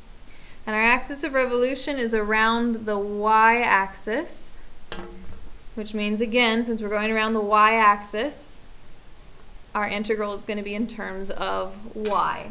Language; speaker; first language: English; native; English